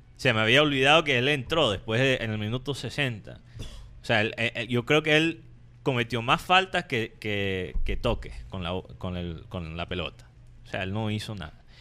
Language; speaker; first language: Spanish; non-native, fluent; English